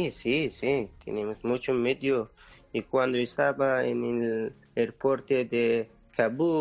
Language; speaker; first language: Spanish; non-native, learner; Persian